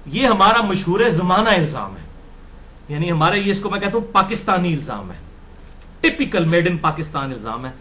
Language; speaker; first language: Urdu; non-native, local second language; Punjabi